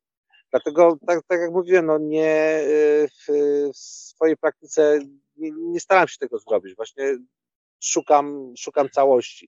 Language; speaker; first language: Polish; native; Polish